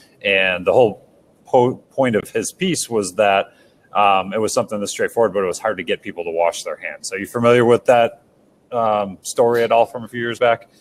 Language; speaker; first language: English; native; English